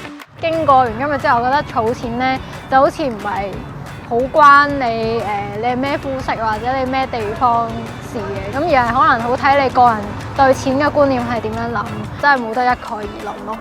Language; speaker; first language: Cantonese; native; Cantonese